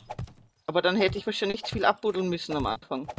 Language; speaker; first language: German; native; German